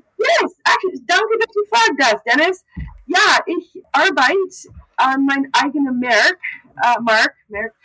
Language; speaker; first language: German; non-native, learner; English